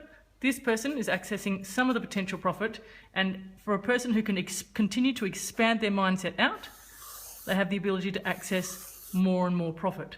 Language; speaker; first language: English; native; English